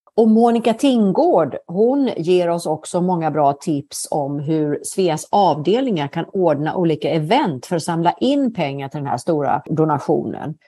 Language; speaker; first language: Swedish; native; Swedish